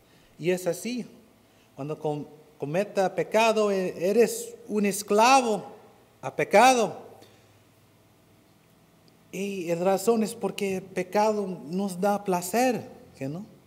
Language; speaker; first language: Spanish; non-native, fluent; English